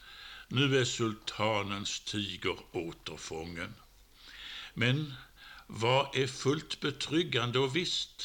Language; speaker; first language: Swedish; native; Swedish